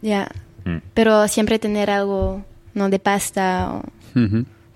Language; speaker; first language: Spanish; non-native, fluent; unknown